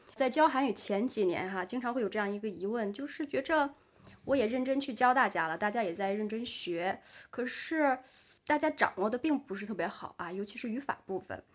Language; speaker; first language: Chinese; native; Chinese